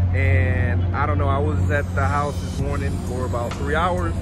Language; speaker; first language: English; native; English